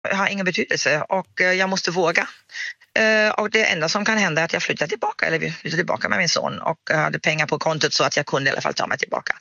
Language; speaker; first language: Swedish; non-native, fluent; German